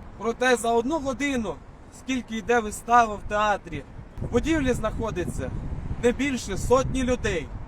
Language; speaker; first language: Ukrainian; non-native, local second language; Russian